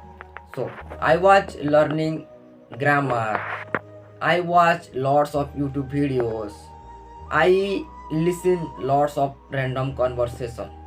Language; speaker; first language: English; non-native, local second language; Odia